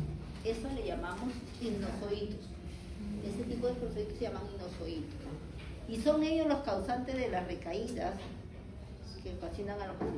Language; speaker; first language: Spanish; native; Spanish